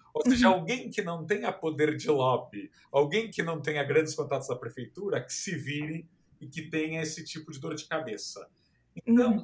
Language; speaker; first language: Portuguese; native; Portuguese